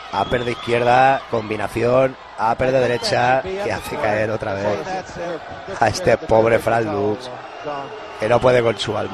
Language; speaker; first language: Spanish; native; Spanish